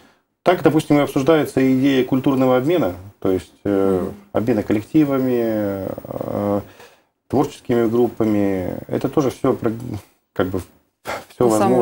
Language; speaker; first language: Russian; native; Russian